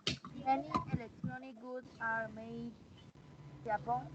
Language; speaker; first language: English; non-native, learner; Spanish